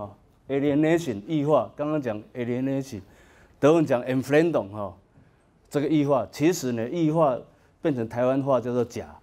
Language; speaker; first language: Chinese; native; Chinese